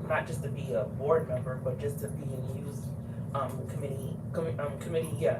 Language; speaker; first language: English; native; English